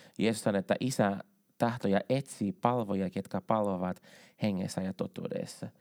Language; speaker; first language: Finnish; non-native, fluent; Portuguese